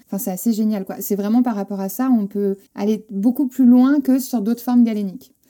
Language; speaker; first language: French; non-native, fluent; Spanish